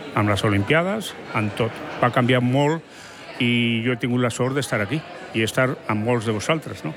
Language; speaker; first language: Catalan; non-native, fluent; Spanish